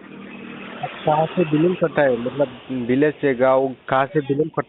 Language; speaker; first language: Hindi; non-native, local second language; Assamese